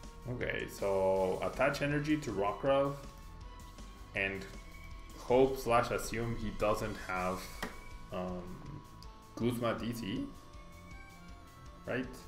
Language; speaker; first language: English; non-native, fluent; Spanish